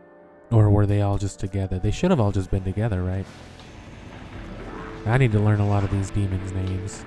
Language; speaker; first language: English; native; English